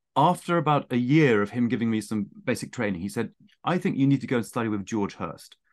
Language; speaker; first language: English; native; English